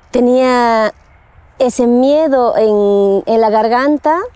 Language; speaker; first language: Spanish; native; Spanish